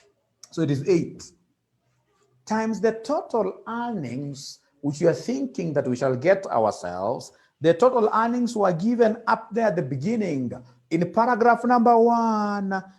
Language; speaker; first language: English; non-native, local second language; Swahili